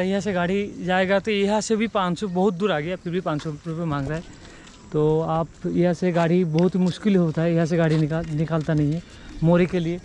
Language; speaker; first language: Hindi; non-native, local second language; Bangla